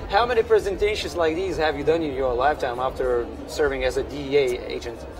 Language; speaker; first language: English; non-native, fluent; Lithuanian